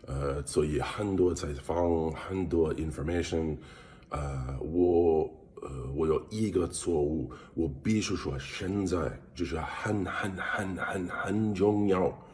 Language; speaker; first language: Chinese; non-native, learner; English